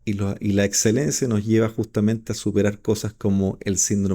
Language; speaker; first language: Spanish; native; Spanish